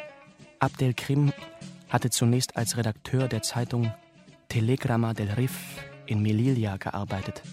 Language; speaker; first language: German; native; German